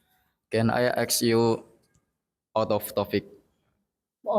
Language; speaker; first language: English; non-native, learner; Indonesian